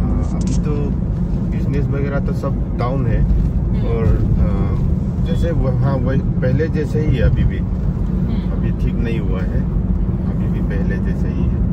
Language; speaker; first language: Hindi; non-native, local second language; Manipuri